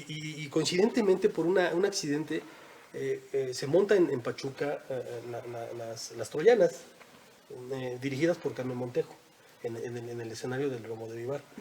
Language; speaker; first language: Spanish; native; Spanish